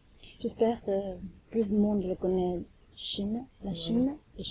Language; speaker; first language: French; non-native, learner; Chinese